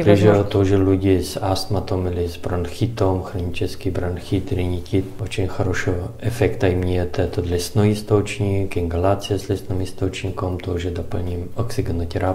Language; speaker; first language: Russian; non-native, learner; Czech